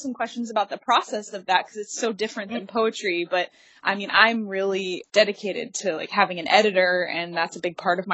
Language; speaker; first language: English; native; English